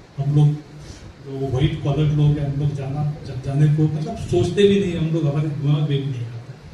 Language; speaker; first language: Hindi; non-native, local second language; Marathi